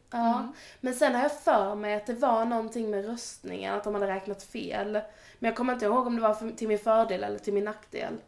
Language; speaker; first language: Swedish; native; Swedish